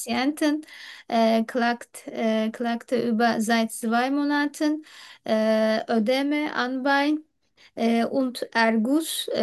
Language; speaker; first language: German; non-native, learner; Turkish